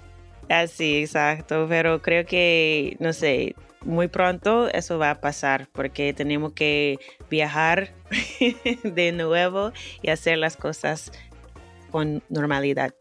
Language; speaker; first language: Spanish; non-native, fluent; English